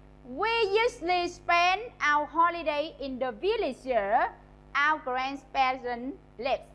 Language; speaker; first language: English; non-native, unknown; Vietnamese